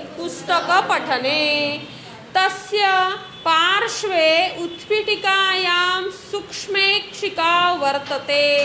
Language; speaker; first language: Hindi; non-native, local second language; Marathi